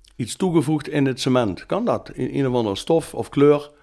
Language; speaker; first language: Dutch; native; Dutch